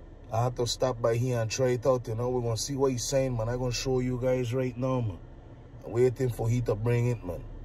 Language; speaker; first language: English; native; English